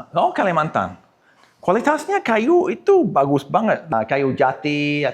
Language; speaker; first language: Indonesian; non-native, fluent; English